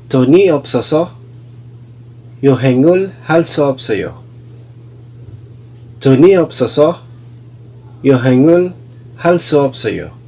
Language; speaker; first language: Korean; non-native, fluent; Filipino